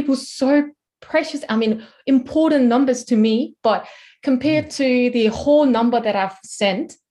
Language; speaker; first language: English; non-native, fluent; Korean